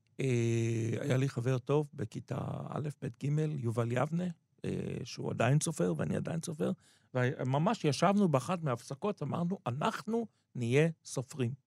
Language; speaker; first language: Hebrew; native; Hebrew